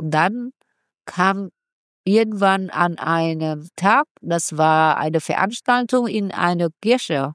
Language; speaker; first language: German; non-native, fluent; Vietnamese